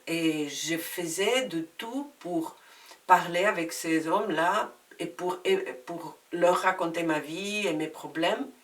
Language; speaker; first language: French; non-native, fluent; Spanish